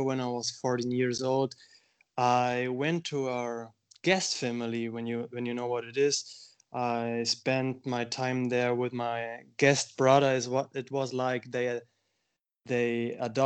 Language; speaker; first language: English; non-native, fluent; German